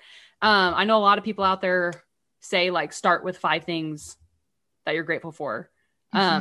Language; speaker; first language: English; native; English